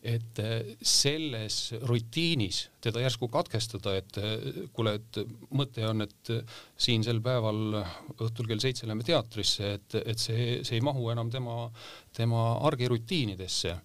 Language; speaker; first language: Estonian; native; Estonian